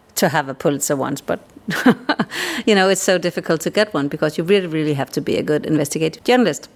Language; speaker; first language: English; non-native, fluent; Danish